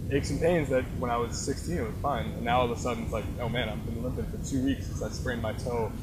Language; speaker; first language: English; native; English